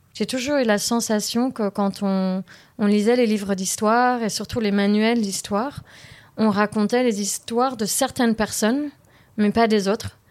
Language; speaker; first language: French; early bilingual, heritage; French